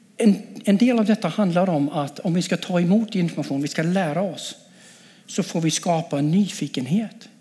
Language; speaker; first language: Swedish; non-native, fluent; English